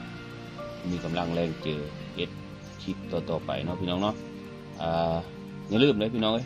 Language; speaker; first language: Thai; non-native, local second language; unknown